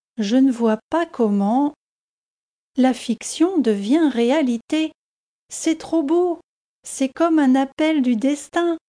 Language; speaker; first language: French; native; French